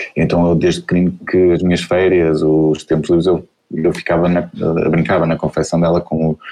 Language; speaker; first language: Portuguese; native; Portuguese